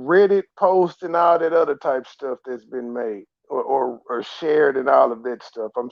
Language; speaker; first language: English; native; English